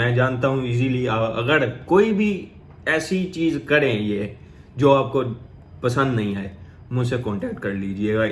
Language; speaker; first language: Urdu; non-native, local second language; Punjabi